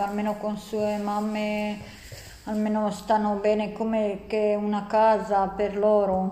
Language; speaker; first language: Italian; non-native, learner; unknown